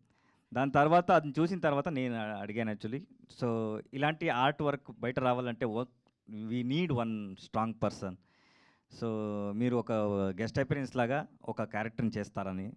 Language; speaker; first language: Telugu; non-native, learner; Kannada